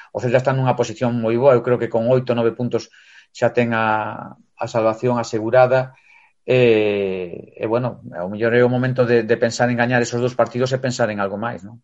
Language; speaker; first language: Galician; non-native, local second language; Spanish